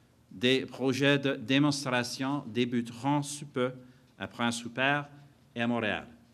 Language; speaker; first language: French; non-native, fluent; English